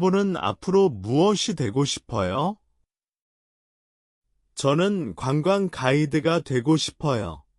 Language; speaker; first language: Korean; non-native, learner; Chinese